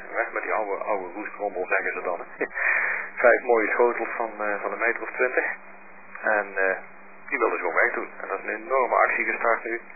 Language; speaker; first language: Dutch; native; Dutch